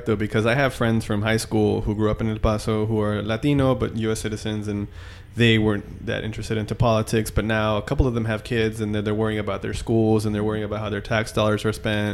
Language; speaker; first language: English; native; English